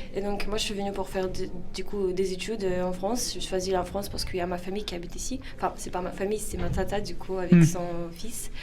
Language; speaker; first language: French; non-native, fluent; Ukrainian